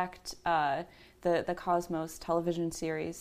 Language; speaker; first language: English; native; English